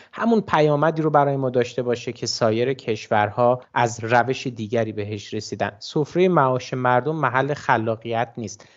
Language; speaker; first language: Persian; native; Persian